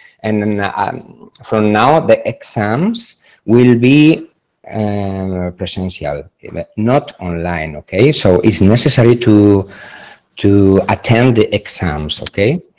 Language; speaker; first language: English; non-native, fluent; Spanish